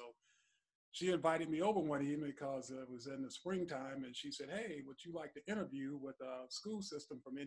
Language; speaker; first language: English; native; English